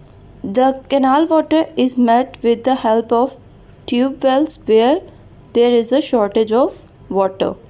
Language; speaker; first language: English; non-native, local second language; Urdu